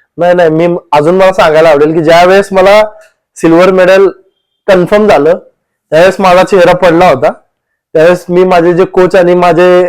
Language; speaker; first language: Marathi; native; Marathi